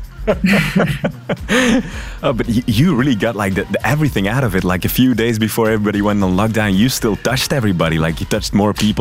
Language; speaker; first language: English; non-native, fluent; Dutch